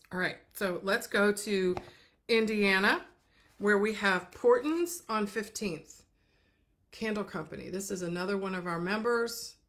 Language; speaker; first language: English; native; English